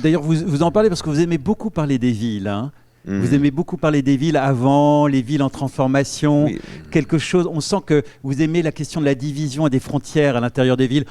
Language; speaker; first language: French; native; French